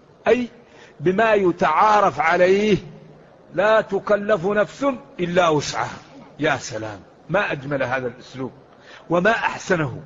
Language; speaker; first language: Arabic; native; Arabic